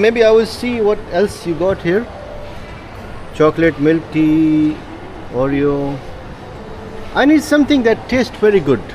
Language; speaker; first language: English; non-native, fluent; Urdu